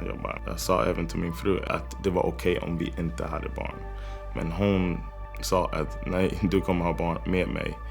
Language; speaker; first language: Swedish; non-native, fluent; English